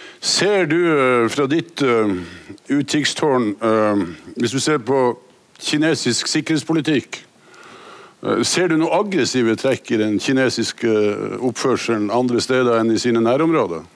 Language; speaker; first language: Norwegian; native; Norwegian